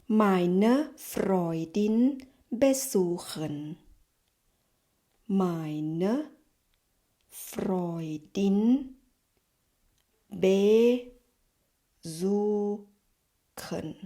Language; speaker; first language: German; non-native, fluent; Thai